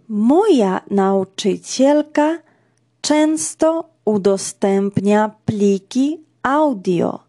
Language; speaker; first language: Polish; non-native, fluent; Georgian